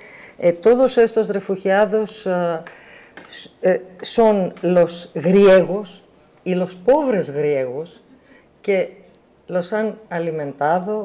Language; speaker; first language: Spanish; non-native, learner; Greek